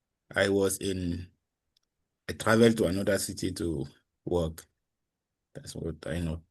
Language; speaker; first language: English; non-native, learner; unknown